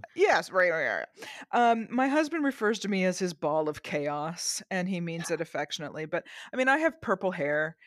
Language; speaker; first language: English; native; English